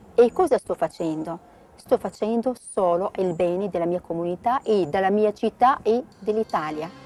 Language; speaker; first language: Italian; non-native, fluent; Arabic